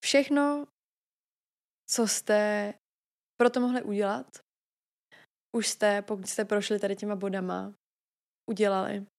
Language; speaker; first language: Czech; native; Czech